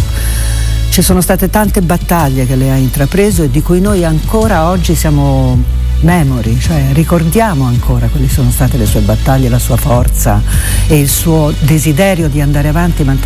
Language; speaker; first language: Italian; native; Italian